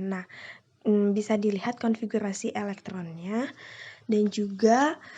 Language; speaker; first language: Indonesian; native; Indonesian